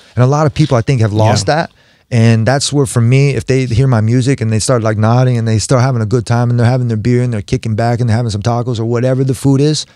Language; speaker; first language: English; native; English